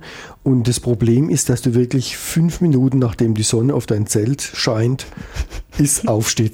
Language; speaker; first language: German; native; German